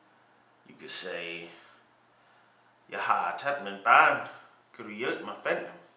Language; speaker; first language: Danish; non-native, learner; English